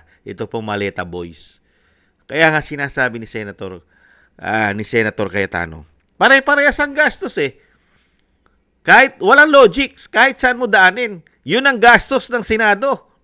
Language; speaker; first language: Filipino; native; Filipino